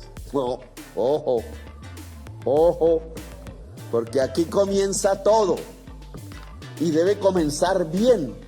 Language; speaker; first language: Spanish; native; Spanish